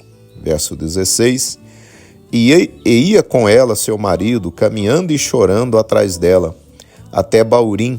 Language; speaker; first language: Portuguese; native; Portuguese